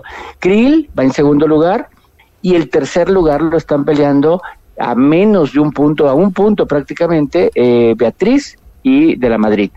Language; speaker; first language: Spanish; native; Spanish